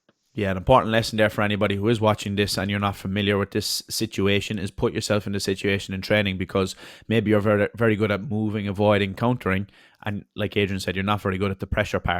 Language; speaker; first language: English; native; English